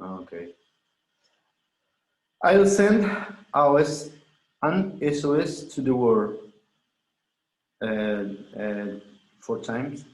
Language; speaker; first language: English; non-native, learner; Spanish